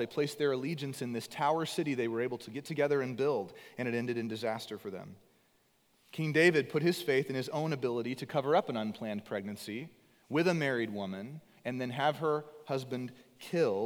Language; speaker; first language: English; native; English